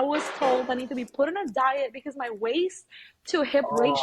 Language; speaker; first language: English; early bilingual, other home language; Spanish